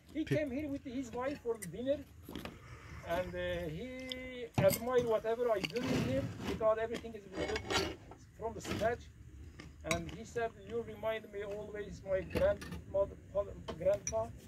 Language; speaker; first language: English; non-native, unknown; Kurdish